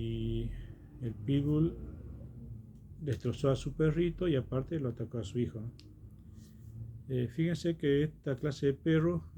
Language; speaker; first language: Spanish; native; Spanish